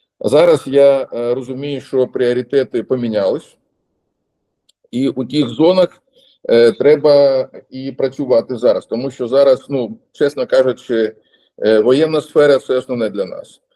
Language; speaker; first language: Ukrainian; non-native, local second language; Russian